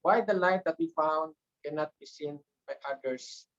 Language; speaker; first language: English; non-native, local second language; Filipino